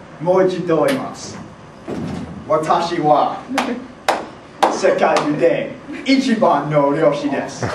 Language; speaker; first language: Japanese; non-native, learner; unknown